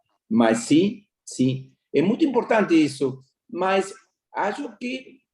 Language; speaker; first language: Portuguese; non-native, fluent; Spanish